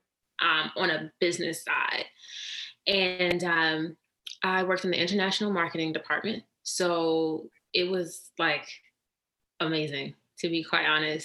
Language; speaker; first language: English; native; English